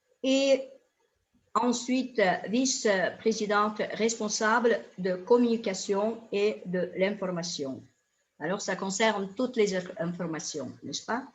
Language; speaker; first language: French; non-native, fluent; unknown